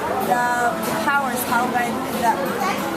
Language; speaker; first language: English; non-native, fluent; Hebrew